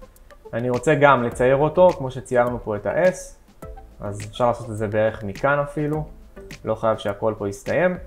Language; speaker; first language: Hebrew; native; Hebrew